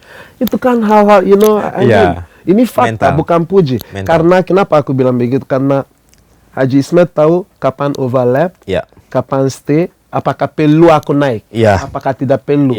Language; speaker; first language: Indonesian; non-native, fluent; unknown